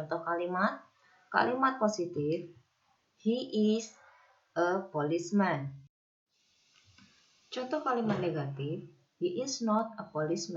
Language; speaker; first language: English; non-native, fluent; Indonesian